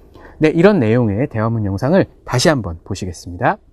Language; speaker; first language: Korean; native; Korean